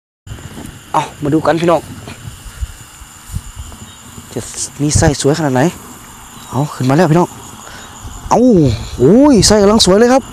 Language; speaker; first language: Thai; non-native, local second language; Northeastern Thai